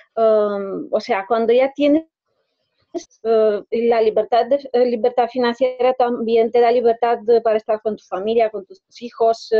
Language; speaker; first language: Spanish; non-native, fluent; Romanian